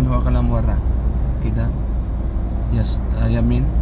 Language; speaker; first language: Arabic; non-native, learner; Filipino